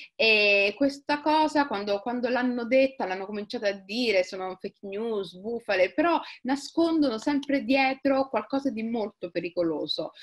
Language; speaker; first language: Italian; early bilingual, other home language; Somali